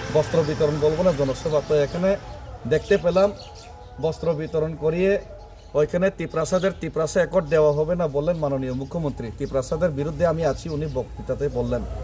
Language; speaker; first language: Bangla; non-native, local second language; Kok Borok